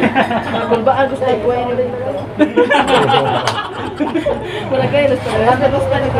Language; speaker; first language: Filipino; non-native, local second language; Cebuano